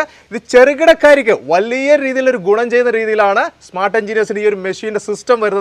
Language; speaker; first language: Malayalam; native; Malayalam